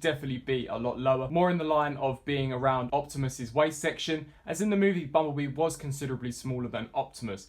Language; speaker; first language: English; native; English